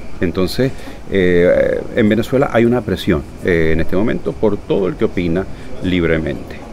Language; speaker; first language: Spanish; native; Spanish